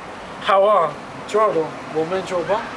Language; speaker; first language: Chinese; non-native, learner; English